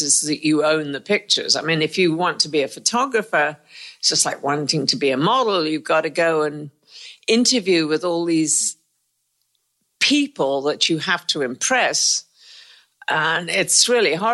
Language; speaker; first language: English; native; English